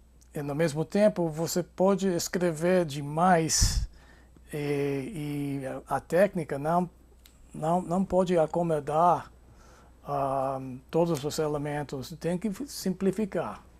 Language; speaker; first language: Portuguese; non-native, fluent; English